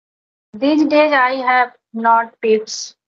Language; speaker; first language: English; non-native, learner; Hindi